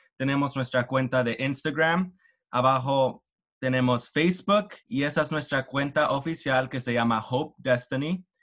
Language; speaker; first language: Spanish; early bilingual, heritage; Spanish